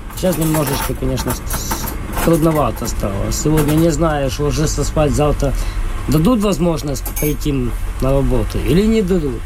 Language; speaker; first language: Russian; non-native, local second language; Ukrainian